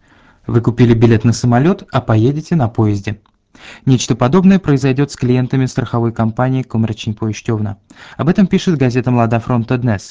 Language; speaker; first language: Russian; native; Russian